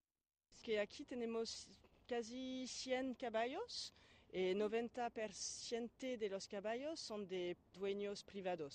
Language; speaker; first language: Spanish; non-native, fluent; French